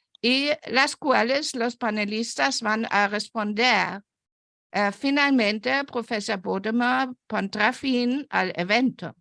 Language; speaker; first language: Spanish; non-native, fluent; German